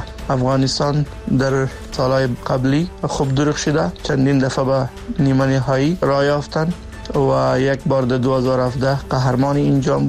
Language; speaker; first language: Persian; native; Persian